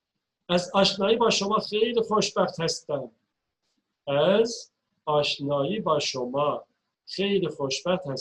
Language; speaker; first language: Persian; non-native, fluent; Turkish